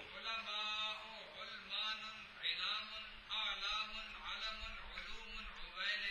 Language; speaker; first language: Arabic; non-native, learner; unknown